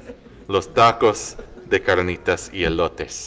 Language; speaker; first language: Spanish; non-native, learner; English